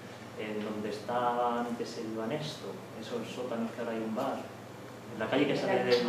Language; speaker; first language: Spanish; native; Spanish